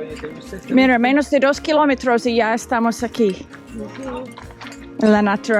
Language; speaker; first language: Spanish; non-native, learner; English